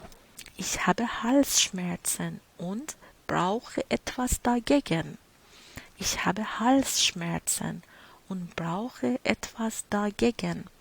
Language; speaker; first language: German; non-native, fluent; Persian